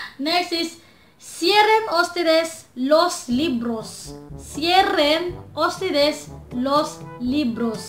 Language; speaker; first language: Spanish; non-native, learner; Filipino